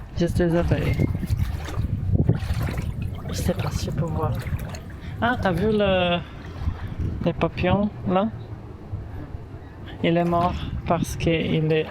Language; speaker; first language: French; non-native, fluent; Portuguese